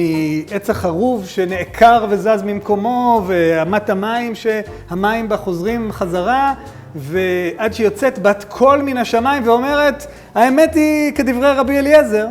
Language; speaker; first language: Hebrew; native; Hebrew